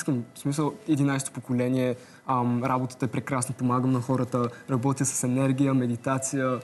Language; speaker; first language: Bulgarian; early bilingual, other home language; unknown